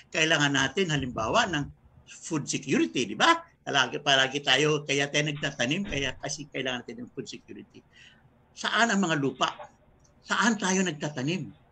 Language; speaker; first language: Filipino; native; Filipino